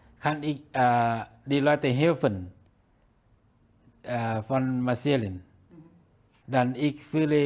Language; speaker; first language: German; non-native, learner; Thai